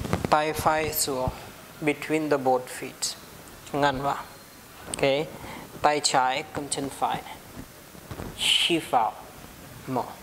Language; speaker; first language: Vietnamese; non-native, learner; Hindi